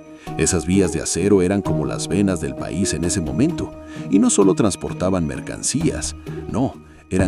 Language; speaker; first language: Spanish; native; Spanish